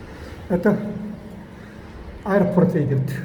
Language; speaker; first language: Russian; non-native, learner; Korean